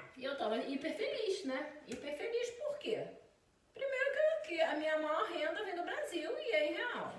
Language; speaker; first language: Portuguese; native; Portuguese